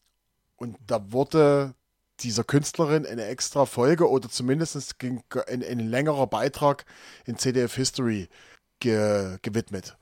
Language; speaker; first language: German; native; German